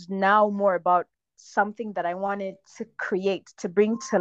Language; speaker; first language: English; non-native, local second language; Kinyarwanda